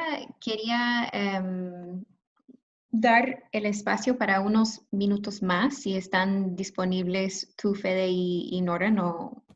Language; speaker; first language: Spanish; non-native, fluent; English